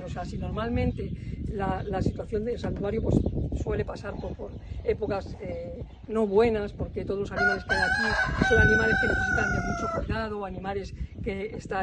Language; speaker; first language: Spanish; native; Spanish